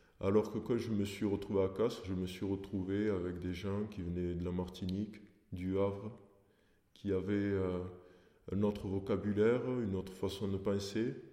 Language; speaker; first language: French; early bilingual, other home language; Portuguese